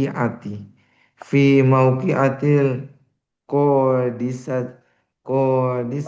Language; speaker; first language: Arabic; non-native, learner; Indonesian